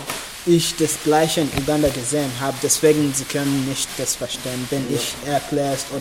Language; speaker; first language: German; non-native, learner; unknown